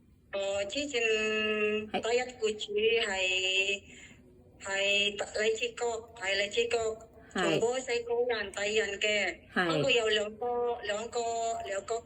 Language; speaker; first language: Cantonese; non-native, learner; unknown